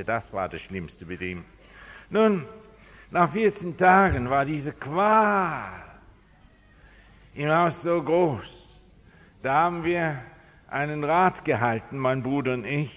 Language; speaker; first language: German; non-native, fluent; English